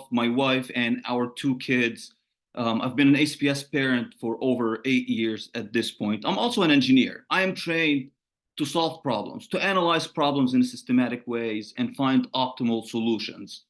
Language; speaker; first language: English; non-native, fluent; Arabic